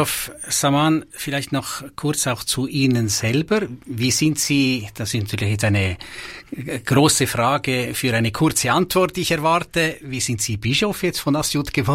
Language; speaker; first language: German; native; German